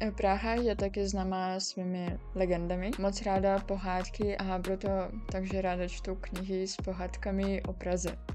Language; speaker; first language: Czech; non-native, learner; Portuguese